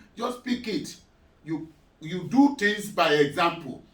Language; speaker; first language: English; non-native, local second language; Yoruba